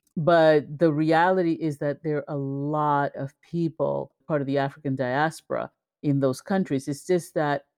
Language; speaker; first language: English; early bilingual, other home language; Spanish